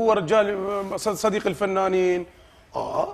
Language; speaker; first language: Arabic; native; Arabic